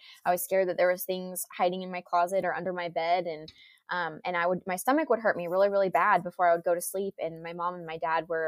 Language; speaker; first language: English; native; English